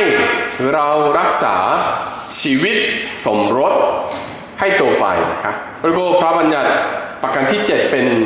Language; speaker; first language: Thai; non-native, fluent; Korean